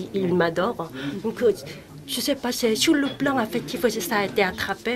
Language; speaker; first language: French; non-native, fluent; Korean